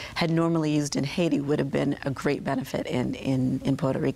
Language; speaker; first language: English; native; English